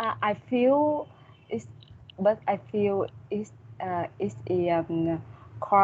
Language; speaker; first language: English; non-native, learner; Vietnamese